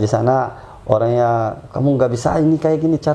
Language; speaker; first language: Indonesian; non-native, fluent; Portuguese